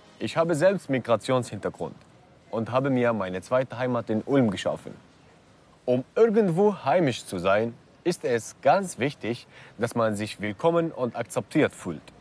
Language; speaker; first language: German; non-native, fluent; Kurdish